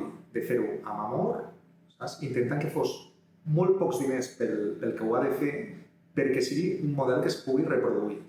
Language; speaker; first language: Catalan; native; Catalan